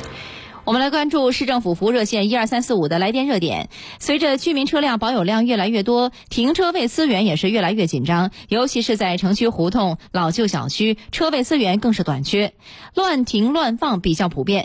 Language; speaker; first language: Chinese; native; Chinese